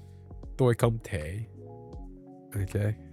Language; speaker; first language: Vietnamese; non-native, learner; English